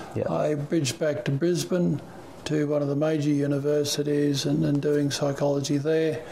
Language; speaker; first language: English; native; English